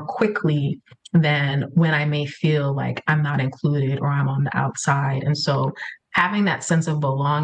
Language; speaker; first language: English; early bilingual, other home language; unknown